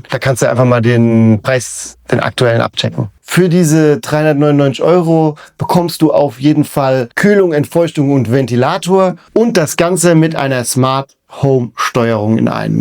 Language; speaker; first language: German; native; German